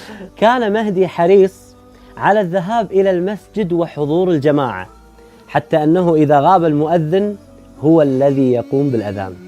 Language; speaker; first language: Arabic; native; Arabic